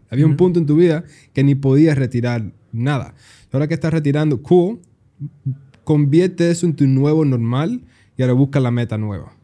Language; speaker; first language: Spanish; early bilingual, heritage; Spanish